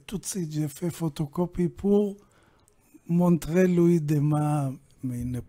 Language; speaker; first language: French; non-native, learner; Hebrew